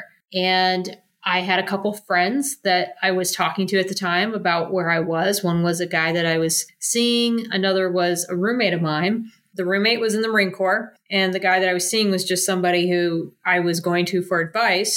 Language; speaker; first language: English; native; English